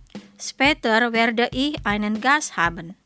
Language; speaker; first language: German; non-native, fluent; Indonesian